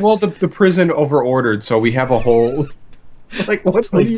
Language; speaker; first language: English; native; English